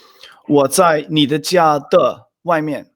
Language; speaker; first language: Chinese; non-native, fluent; Swedish